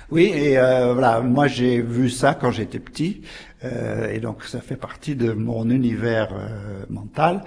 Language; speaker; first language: French; native; French